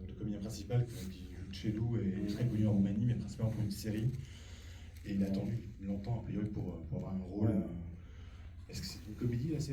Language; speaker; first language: French; native; French